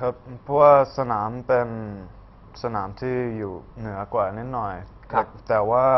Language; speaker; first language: Thai; early bilingual, heritage; Thai